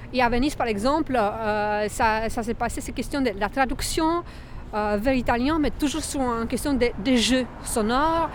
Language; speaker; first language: French; non-native, fluent; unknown